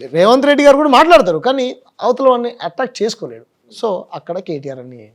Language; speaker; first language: Telugu; native; Telugu